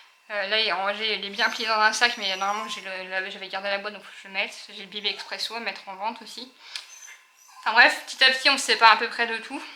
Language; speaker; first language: French; native; French